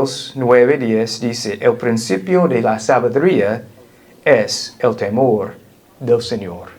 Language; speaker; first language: Spanish; non-native, fluent; English